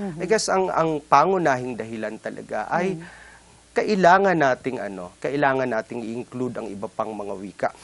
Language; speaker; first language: Filipino; non-native, local second language; Waray